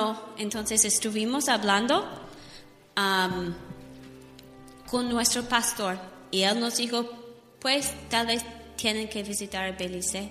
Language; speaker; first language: Spanish; non-native, fluent; English